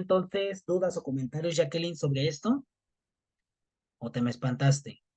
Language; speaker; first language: Spanish; native; Spanish